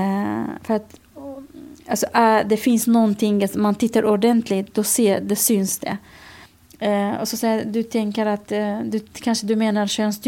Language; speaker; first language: Swedish; non-native, fluent; Kurdish